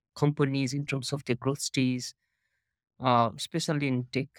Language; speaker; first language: English; non-native, local second language; Nepali